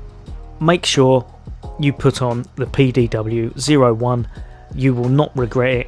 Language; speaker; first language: English; native; English